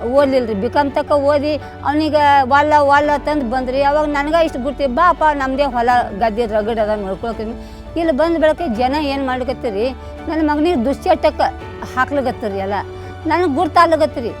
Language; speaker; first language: Kannada; native; Kannada